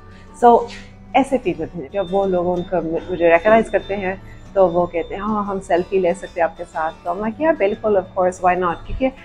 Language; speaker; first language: Hindi; early bilingual, heritage; Urdu